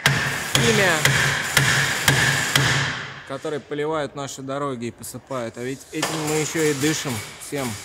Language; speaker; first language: Russian; native; Russian